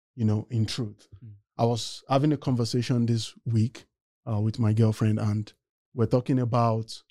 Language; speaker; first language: English; non-native, local second language; Yoruba